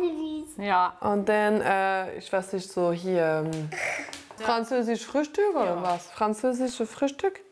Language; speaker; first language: German; non-native, learner; French